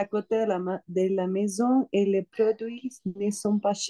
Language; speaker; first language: French; non-native, learner; Spanish